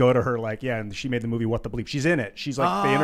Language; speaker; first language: English; native; English